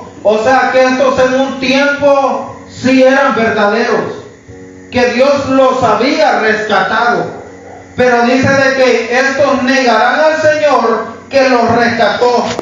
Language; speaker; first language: Spanish; native; Spanish